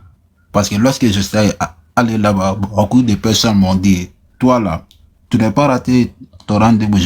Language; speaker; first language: French; non-native, local second language; Susu